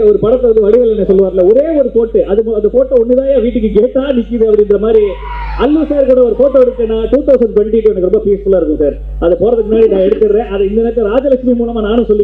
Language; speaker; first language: Tamil; native; Tamil